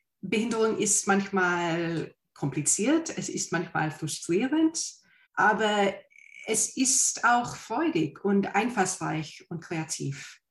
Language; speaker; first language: German; non-native, fluent; English